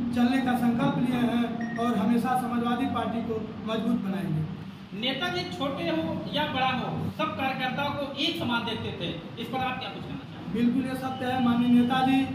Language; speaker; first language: Hindi; native; Hindi